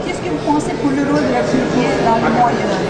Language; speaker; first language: French; non-native, fluent; Turkish